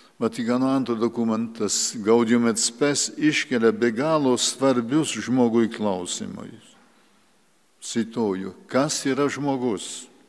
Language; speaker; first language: Lithuanian; early bilingual, heritage; Lithuanian